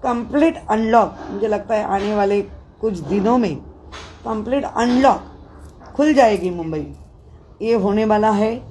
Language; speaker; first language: Hindi; non-native, local second language; Marathi